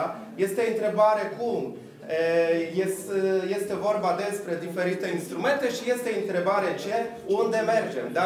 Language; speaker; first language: Romanian; non-native, fluent; Polish